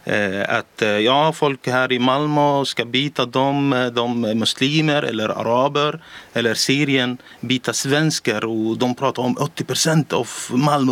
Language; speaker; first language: Swedish; non-native, learner; Arabic